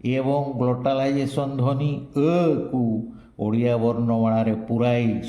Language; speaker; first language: Odia; non-native, local second language; Santali